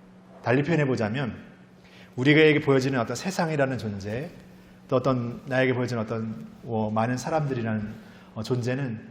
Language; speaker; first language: Korean; native; Korean